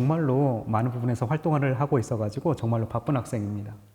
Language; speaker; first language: Korean; native; Korean